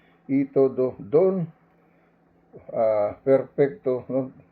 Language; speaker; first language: Spanish; non-native, learner; Filipino